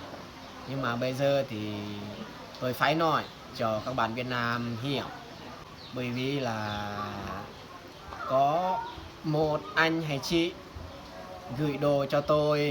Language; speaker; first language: Vietnamese; non-native, fluent; Lao